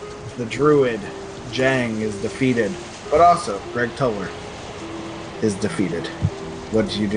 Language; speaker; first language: English; native; English